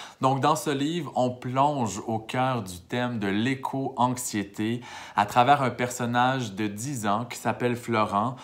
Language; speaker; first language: French; native; French